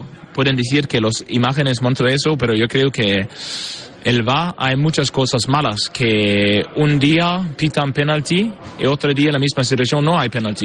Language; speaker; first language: Spanish; non-native, fluent; Portuguese